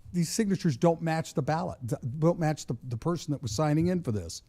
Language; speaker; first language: English; native; English